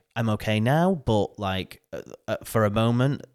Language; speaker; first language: English; native; English